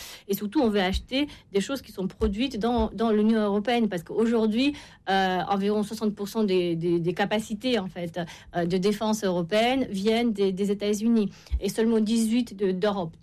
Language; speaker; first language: French; non-native, fluent; Romanian